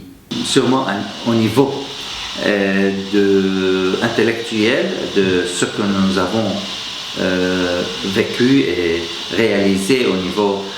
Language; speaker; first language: French; non-native, fluent; Arabic